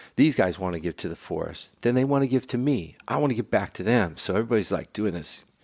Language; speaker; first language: English; native; English